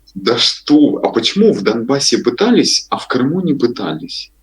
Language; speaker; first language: Russian; native; Russian